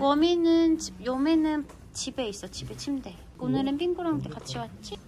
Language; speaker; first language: Korean; native; Korean